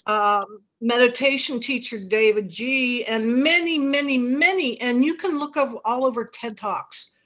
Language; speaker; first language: English; native; English